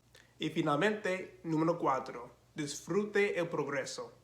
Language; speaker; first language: Spanish; non-native, fluent; English